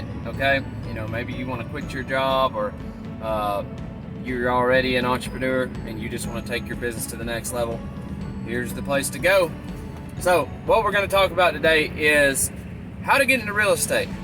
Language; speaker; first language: English; native; English